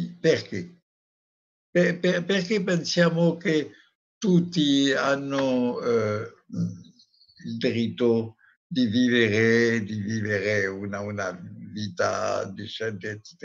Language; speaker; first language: Italian; non-native, fluent; French